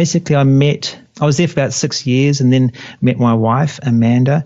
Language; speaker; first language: English; native; English